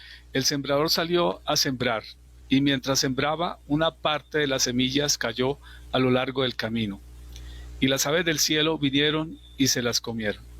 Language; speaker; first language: Spanish; native; Spanish